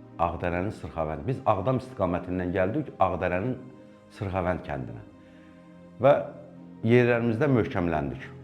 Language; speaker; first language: Azerbaijani; native; Azerbaijani